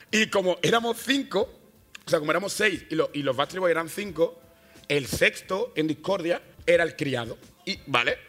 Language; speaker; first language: Spanish; early bilingual, other home language; Wolof